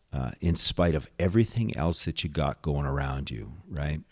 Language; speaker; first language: English; native; English